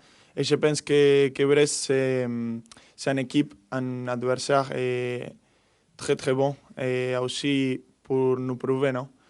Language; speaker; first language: French; non-native, fluent; Spanish